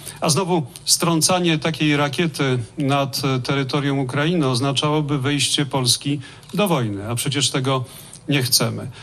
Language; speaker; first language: Polish; native; Polish